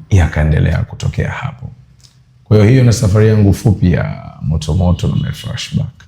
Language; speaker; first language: Swahili; native; Swahili